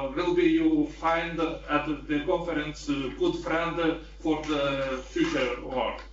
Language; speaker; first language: English; non-native, learner; Lithuanian